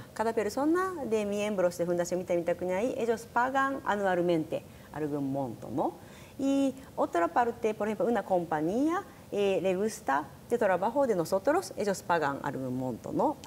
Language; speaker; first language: Spanish; non-native, learner; Japanese